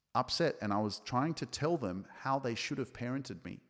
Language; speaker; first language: English; early bilingual, other home language; Polish